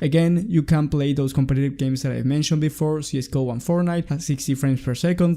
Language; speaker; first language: English; non-native, fluent; Spanish